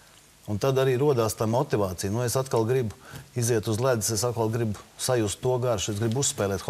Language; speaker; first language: Latvian; native; Latvian